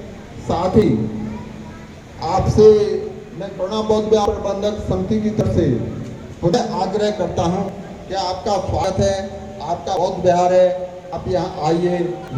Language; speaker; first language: Hindi; native; Hindi